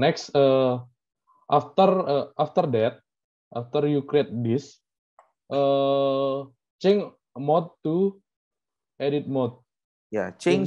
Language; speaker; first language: English; non-native, learner; Indonesian